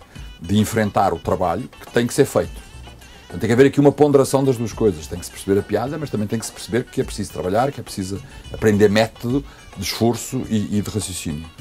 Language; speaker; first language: Portuguese; native; Portuguese